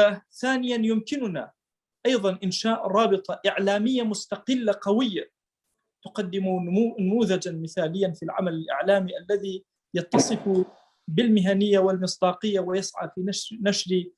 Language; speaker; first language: Arabic; non-native, local second language; Kurdish